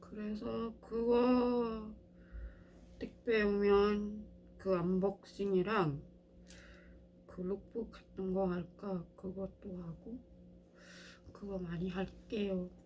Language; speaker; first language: Korean; non-native, learner; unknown